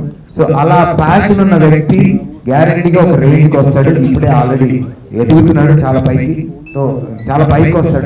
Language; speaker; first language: Telugu; native; Telugu